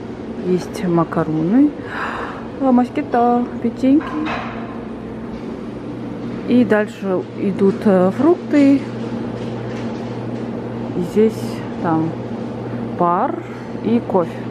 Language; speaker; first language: Russian; non-native, local second language; Kazakh